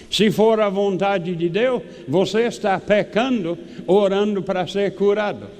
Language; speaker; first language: Portuguese; non-native, fluent; English